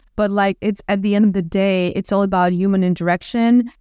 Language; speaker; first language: English; non-native, fluent; Russian